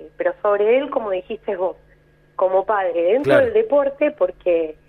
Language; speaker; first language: Spanish; native; Spanish